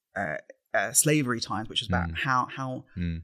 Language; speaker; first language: English; native; English